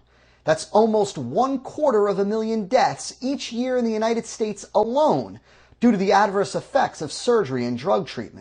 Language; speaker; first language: English; native; English